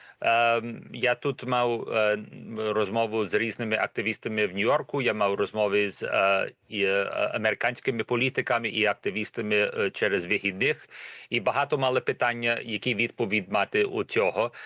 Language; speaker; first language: Ukrainian; early bilingual, heritage; Ukrainian